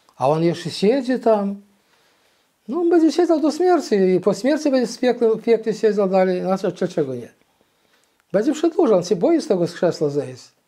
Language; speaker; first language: Polish; early bilingual, heritage; Polish